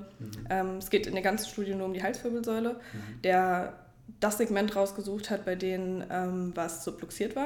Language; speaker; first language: German; native; German